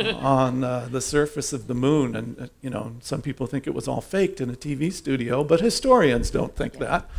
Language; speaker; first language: English; native; English